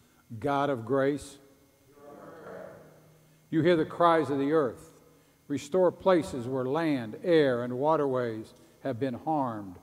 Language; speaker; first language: English; native; English